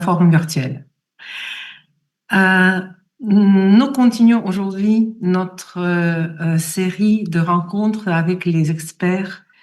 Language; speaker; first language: French; non-native, fluent; Russian